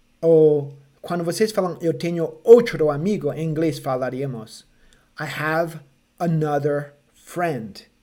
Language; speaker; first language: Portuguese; non-native, fluent; English